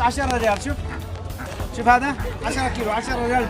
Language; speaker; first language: Arabic; native; Arabic